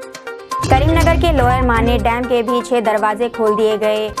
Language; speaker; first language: Hindi; native; Hindi